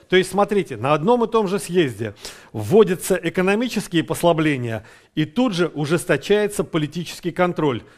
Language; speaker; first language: Russian; native; Russian